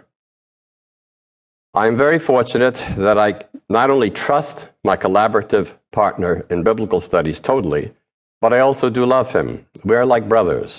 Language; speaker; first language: English; early bilingual, other home language; Polish